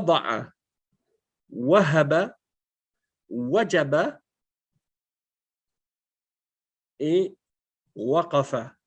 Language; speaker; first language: Arabic; non-native, fluent; French